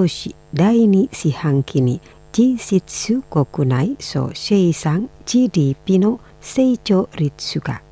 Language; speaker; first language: Japanese; non-native, fluent; Indonesian